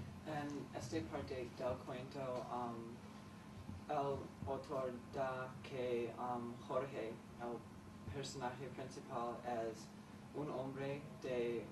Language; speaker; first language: Spanish; non-native, learner; English